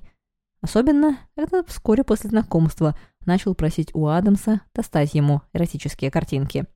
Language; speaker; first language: Russian; native; Russian